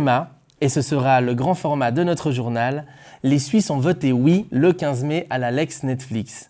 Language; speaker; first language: French; native; French